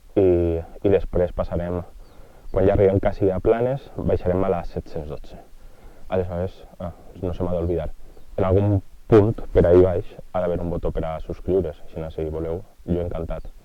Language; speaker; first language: Catalan; native; Catalan